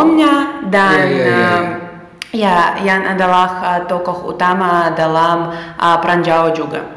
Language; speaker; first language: Indonesian; non-native, fluent; Russian